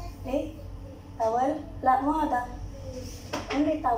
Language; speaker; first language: English; non-native, learner; Filipino